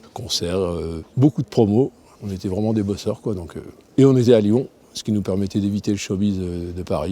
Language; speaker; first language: French; native; French